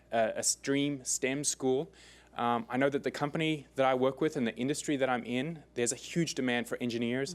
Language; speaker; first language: English; native; English